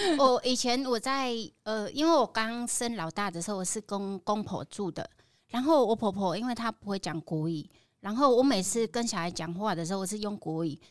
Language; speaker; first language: Chinese; non-native, fluent; Khmer